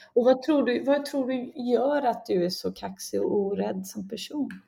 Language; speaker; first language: Swedish; early bilingual, other home language; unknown